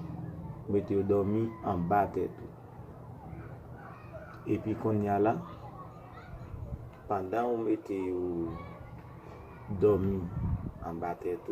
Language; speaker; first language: French; non-native, learner; Haitian Creole